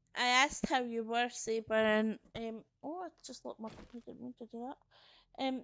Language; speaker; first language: English; native; English